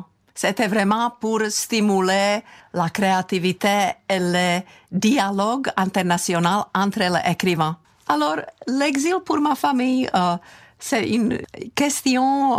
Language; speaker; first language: French; non-native, fluent; Czech